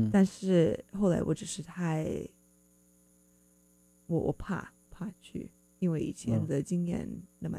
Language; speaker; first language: Chinese; non-native, fluent; English